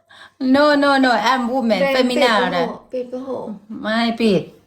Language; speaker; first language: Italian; non-native, learner; Thai